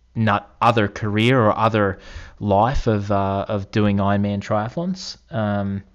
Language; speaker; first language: English; native; English